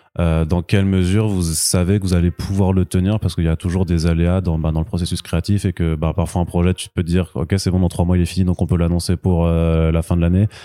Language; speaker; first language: French; native; French